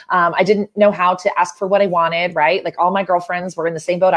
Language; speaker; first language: English; native; English